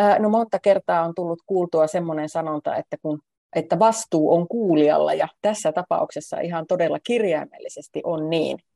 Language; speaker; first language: Finnish; native; Finnish